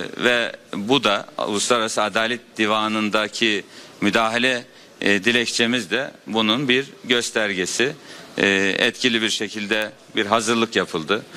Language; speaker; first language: Turkish; native; Turkish